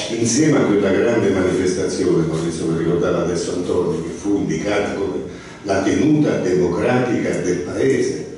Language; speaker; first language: Italian; native; Italian